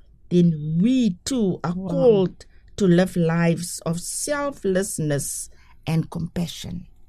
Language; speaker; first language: English; non-native, local second language; Afrikaans